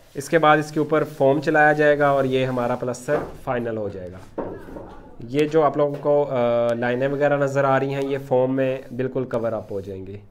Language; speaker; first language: Urdu; non-native, local second language; Punjabi